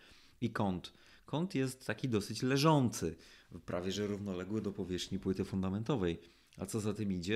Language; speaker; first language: Polish; native; Polish